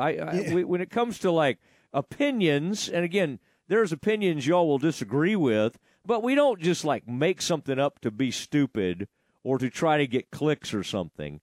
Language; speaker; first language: English; native; English